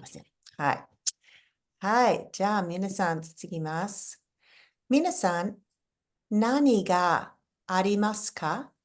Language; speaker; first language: Japanese; non-native, fluent; English